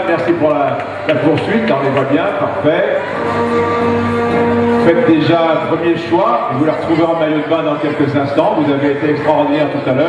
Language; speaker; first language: French; native; French